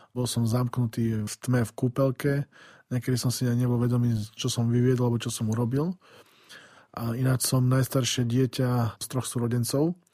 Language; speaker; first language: Slovak; native; Slovak